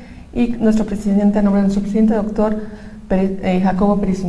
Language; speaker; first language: Spanish; native; Spanish